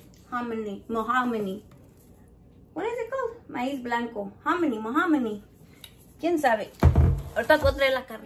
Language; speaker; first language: Spanish; early bilingual, other home language; English